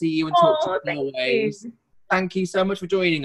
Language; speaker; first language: English; native; English